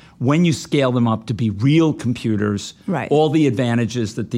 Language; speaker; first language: English; native; English